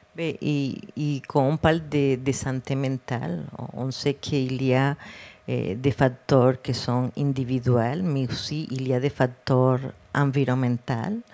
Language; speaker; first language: French; non-native, fluent; Spanish